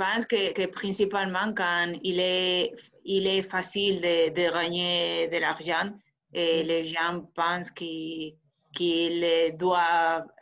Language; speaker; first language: French; non-native, learner; Spanish